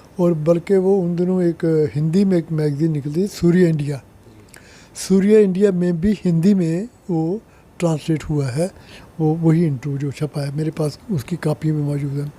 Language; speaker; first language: Hindi; non-native, local second language; Punjabi